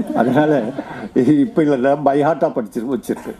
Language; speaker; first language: Tamil; non-native, learner; Malayalam